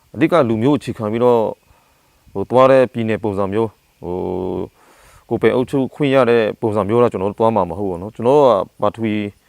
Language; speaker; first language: Burmese; non-native, local second language; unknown